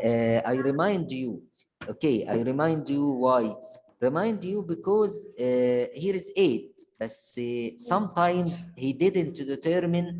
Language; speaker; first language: English; non-native, fluent; Arabic